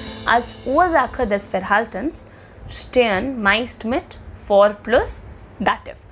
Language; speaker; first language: German; non-native, fluent; Hindi